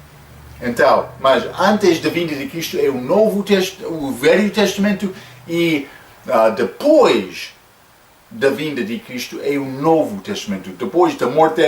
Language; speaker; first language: Portuguese; non-native, fluent; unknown